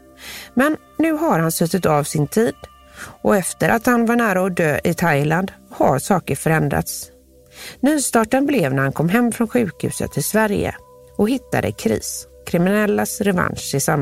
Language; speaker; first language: Swedish; native; Swedish